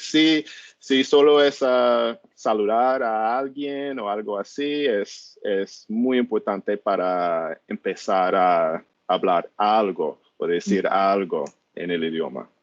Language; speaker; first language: Spanish; non-native, learner; English